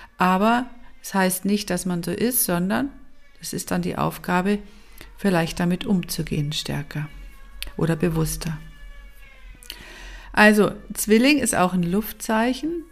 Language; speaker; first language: German; native; German